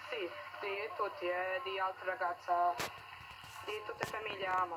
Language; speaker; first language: Italian; non-native, learner; Bosnian